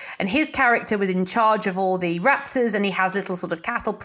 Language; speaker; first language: English; native; English